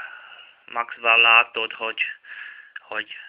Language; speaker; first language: Hungarian; non-native, learner; Czech